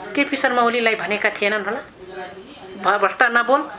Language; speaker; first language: Nepali; non-native, local second language; Dangaura Tharu